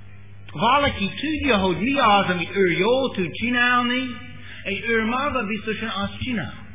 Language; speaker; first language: Hungarian; non-native, learner; English